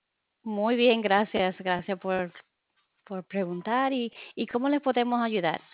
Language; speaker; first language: Spanish; early bilingual, heritage; Spanish